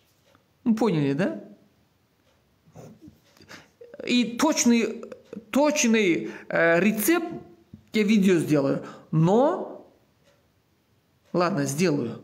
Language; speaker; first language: Russian; non-native, local second language; Uzbek